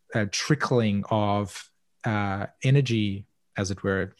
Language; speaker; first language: English; native; English